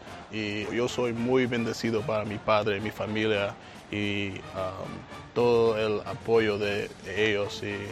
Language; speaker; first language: Spanish; non-native, learner; English